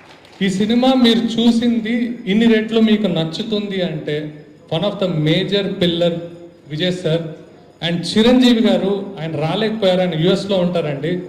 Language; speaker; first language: Telugu; native; Telugu